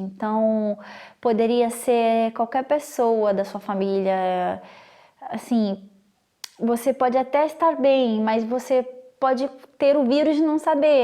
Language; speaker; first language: Portuguese; non-native, fluent; Italian